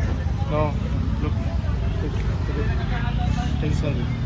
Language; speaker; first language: English; non-native, learner; French